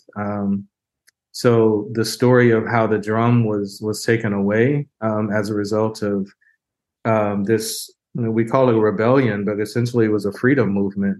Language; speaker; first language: English; native; English